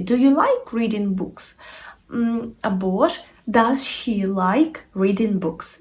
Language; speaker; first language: English; non-native, fluent; Ukrainian